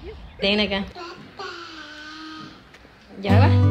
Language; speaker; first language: Vietnamese; native; Vietnamese